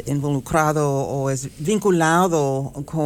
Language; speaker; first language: Spanish; non-native, fluent; English